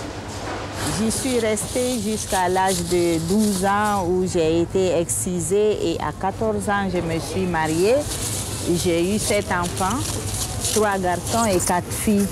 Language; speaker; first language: French; non-native, local second language; Bambara